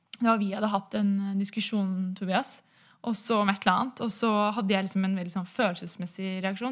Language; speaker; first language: Norwegian; native; Norwegian